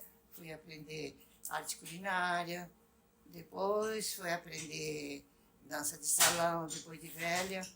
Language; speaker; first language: Portuguese; non-native, local second language; Japanese